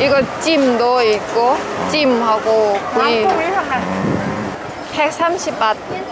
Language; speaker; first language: Korean; non-native, learner; Thai